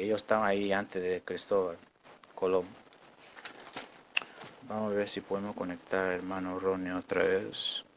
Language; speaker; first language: Spanish; non-native, local second language; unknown